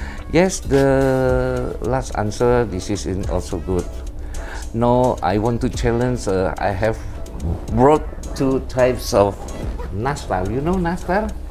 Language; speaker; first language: English; non-native, learner; Indonesian